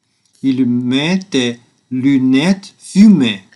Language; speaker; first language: French; non-native, learner; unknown